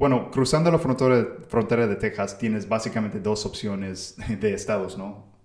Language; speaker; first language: Spanish; non-native, fluent; English